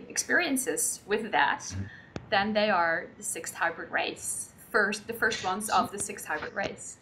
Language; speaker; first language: English; non-native, fluent; Dutch